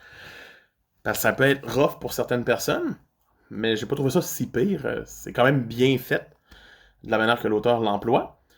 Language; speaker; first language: French; native; French